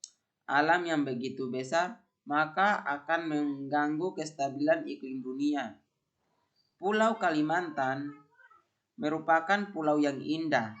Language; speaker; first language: Indonesian; native; Indonesian